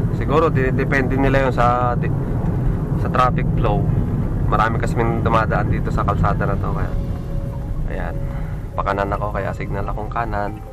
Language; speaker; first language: Filipino; native; Filipino